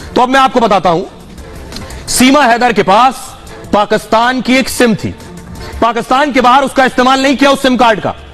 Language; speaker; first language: Hindi; native; Hindi